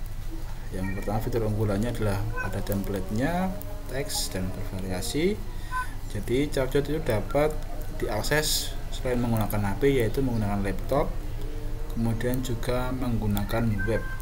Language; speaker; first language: Indonesian; native; Indonesian